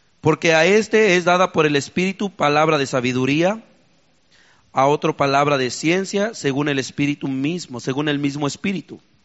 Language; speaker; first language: Spanish; native; Spanish